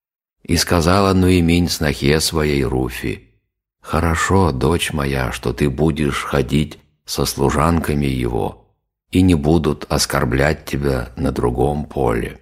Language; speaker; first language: Russian; native; Russian